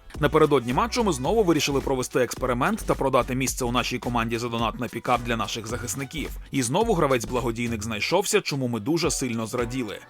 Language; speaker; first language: Ukrainian; non-native, local second language; Russian